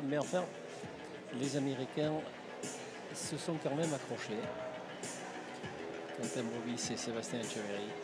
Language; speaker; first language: French; native; French